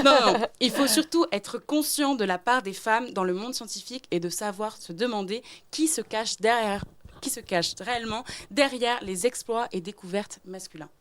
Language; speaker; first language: French; native; French